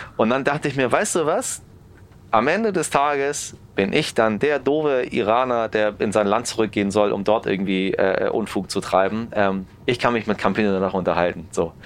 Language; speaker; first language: German; early bilingual, other home language; Persian